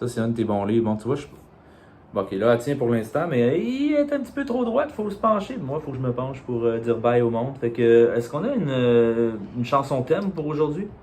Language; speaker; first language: French; native; French